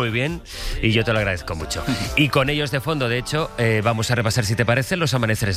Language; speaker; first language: Spanish; native; Spanish